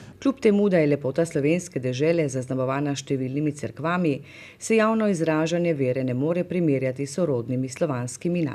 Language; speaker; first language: Slovenian; native; Slovenian